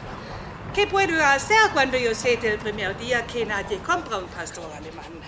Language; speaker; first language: Spanish; non-native, fluent; German